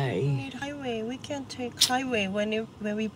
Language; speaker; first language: English; non-native, learner; Japanese